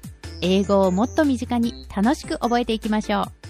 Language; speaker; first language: Japanese; native; Japanese